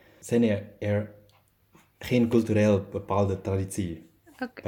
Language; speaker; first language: Dutch; non-native, learner; German